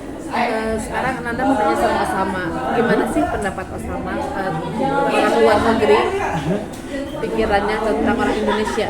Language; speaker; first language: Indonesian; native; Indonesian